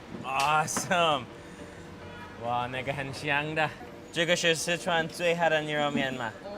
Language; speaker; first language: Chinese; non-native, learner; English